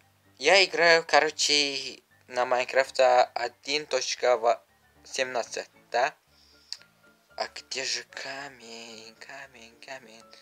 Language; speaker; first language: Russian; non-native, learner; Uzbek